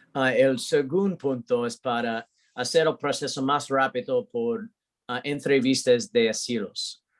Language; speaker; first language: Spanish; non-native, learner; English